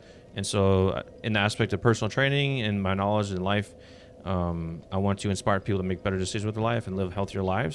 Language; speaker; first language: English; native; English